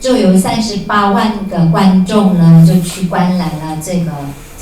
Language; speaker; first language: Chinese; native; Chinese